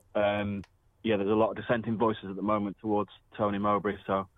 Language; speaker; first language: English; native; English